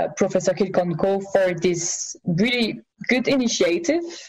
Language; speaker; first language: English; non-native, fluent; French